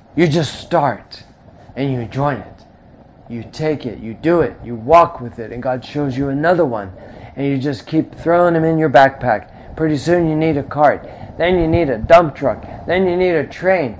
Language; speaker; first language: English; native; English